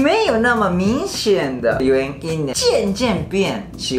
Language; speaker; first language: Chinese; non-native, fluent; Japanese